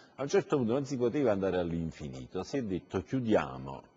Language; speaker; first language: Italian; native; Italian